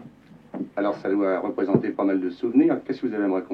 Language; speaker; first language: French; native; French